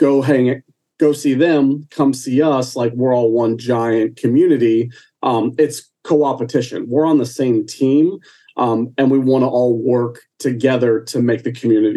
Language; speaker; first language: English; native; English